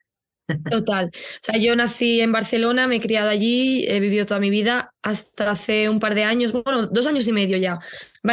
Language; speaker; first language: Spanish; native; Spanish